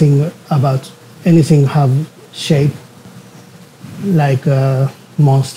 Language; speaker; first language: English; non-native, learner; Japanese